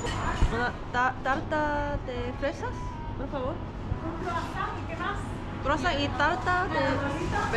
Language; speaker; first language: Spanish; non-native, learner; Korean